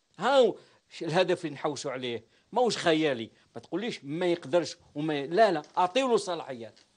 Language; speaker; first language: Arabic; native; Arabic